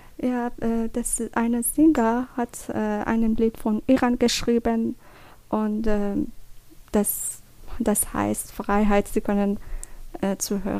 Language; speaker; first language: German; non-native, learner; Persian